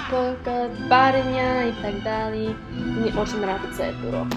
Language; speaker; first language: Russian; non-native, learner; English